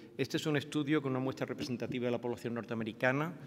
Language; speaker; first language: Spanish; native; Spanish